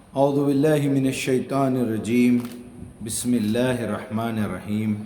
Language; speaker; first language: Urdu; native; Urdu